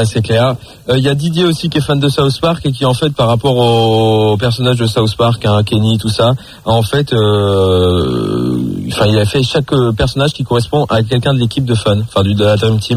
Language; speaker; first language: French; native; French